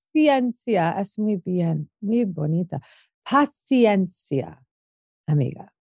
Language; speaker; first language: Spanish; non-native, learner; English